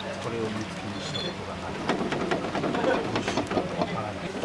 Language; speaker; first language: Japanese; native; Japanese